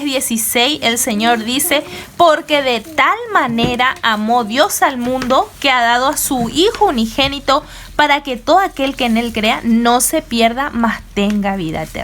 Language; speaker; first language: Spanish; native; Spanish